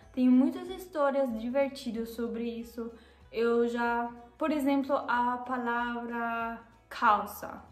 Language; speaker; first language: Portuguese; non-native, learner; German